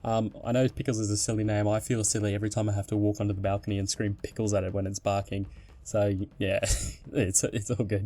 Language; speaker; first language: English; native; English